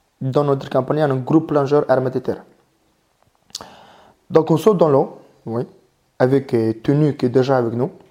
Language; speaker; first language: French; non-native, learner; Mongolian